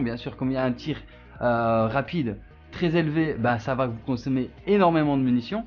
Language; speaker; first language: French; native; French